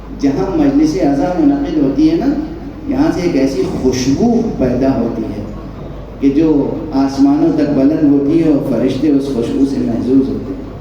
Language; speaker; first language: Urdu; native; Urdu